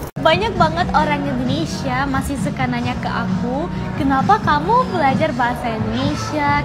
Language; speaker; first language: Indonesian; non-native, fluent; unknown